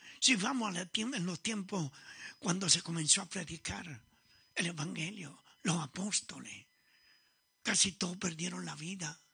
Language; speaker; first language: Spanish; early bilingual, other home language; Italian